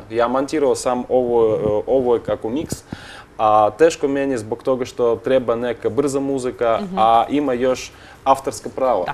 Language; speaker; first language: Bosnian; non-native, learner; Russian